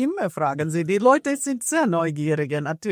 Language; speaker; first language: German; non-native, fluent; Finnish